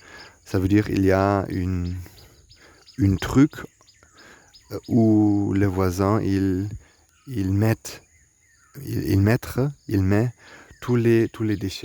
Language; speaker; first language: French; non-native, learner; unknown